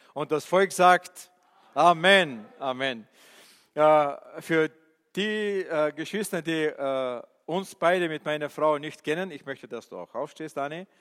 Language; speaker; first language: German; non-native, fluent; Bulgarian